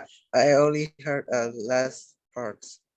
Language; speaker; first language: English; non-native, learner; Burmese